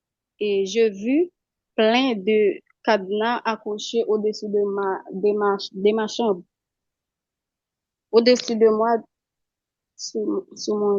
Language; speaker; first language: French; non-native, local second language; Haitian Creole